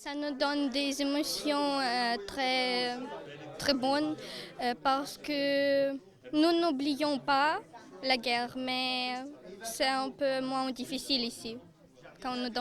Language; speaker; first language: French; non-native, learner; Ukrainian